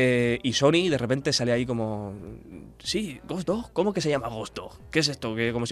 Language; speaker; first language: Spanish; native; Spanish